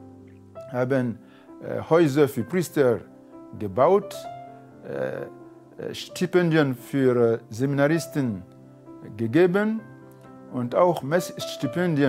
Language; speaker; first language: German; non-native, learner; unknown